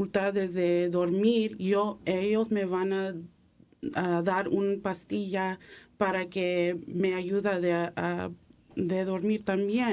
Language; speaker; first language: Spanish; early bilingual, heritage; English